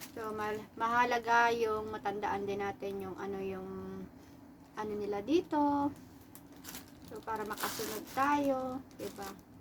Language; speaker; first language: Filipino; native; Filipino